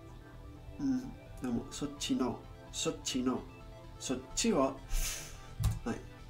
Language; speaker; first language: Japanese; non-native, learner; English